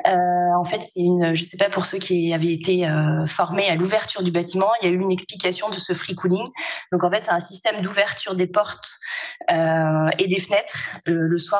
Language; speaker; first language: French; native; French